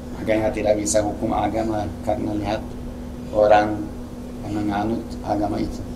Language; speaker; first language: Indonesian; non-native, fluent; Swedish